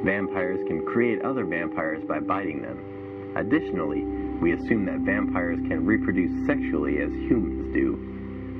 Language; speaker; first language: English; native; English